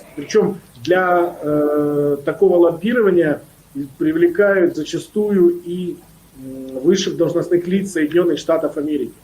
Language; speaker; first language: Russian; native; Russian